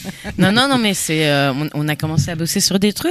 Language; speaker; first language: French; native; French